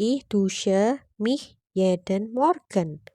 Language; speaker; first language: German; non-native, learner; Indonesian